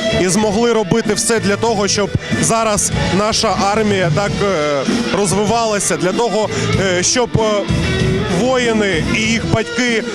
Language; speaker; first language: Ukrainian; native; Ukrainian